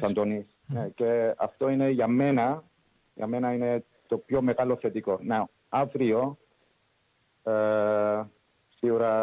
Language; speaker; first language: Greek; early bilingual, heritage; English